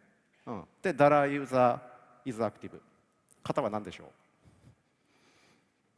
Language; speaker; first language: Japanese; native; Japanese